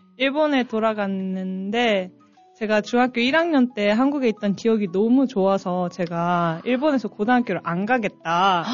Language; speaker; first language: Korean; early bilingual, heritage; Korean